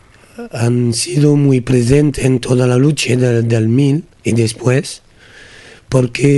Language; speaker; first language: Spanish; non-native, learner; French